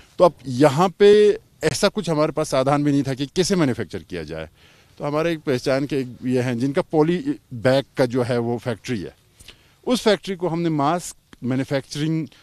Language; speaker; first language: Hindi; non-native, local second language; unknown